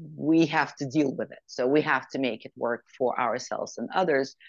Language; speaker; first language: English; non-native, fluent; Ukrainian